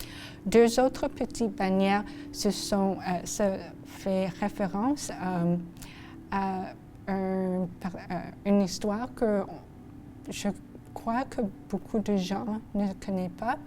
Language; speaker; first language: French; non-native, local second language; English